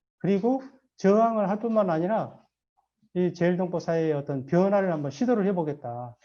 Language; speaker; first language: Korean; native; Korean